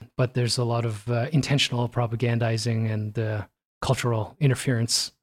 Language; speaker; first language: English; early bilingual, other home language; Korean